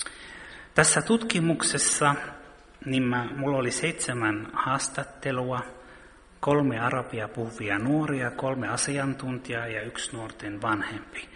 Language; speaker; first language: Finnish; early bilingual, heritage; Finnish